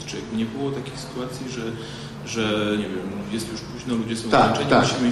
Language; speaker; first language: Polish; native; Polish